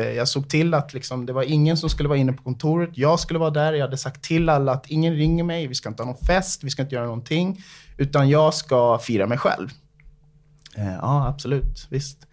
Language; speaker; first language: Swedish; early bilingual, other home language; English